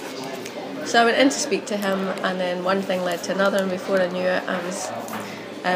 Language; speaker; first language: English; native; English